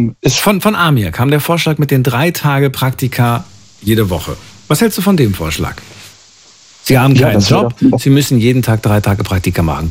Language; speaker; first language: German; native; German